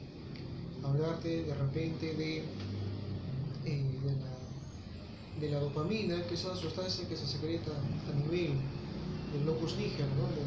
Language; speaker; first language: Spanish; native; Spanish